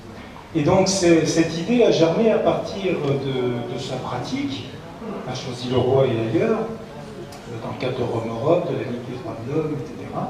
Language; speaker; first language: French; native; French